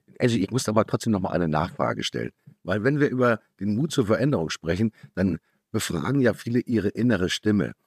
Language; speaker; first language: German; native; German